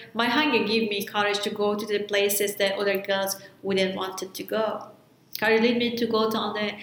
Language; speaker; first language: English; non-native, fluent; Persian